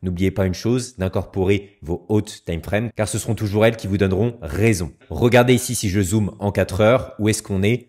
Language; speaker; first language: French; native; French